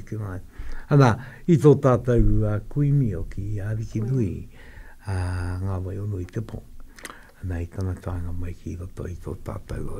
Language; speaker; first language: Māori; native; Māori